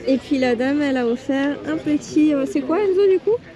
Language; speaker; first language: French; native; French